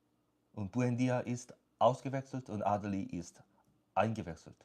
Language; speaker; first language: German; non-native, learner; English